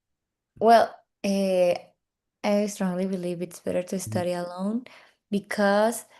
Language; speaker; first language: English; non-native, learner; Spanish